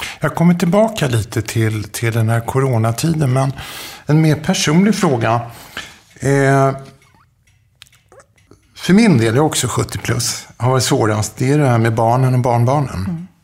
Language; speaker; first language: Swedish; native; Swedish